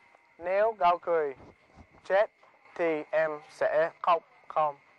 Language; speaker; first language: Vietnamese; non-native, learner; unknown